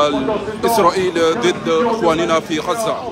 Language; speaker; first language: Arabic; non-native, local second language; Comorian